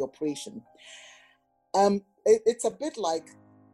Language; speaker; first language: English; non-native, local second language; Akan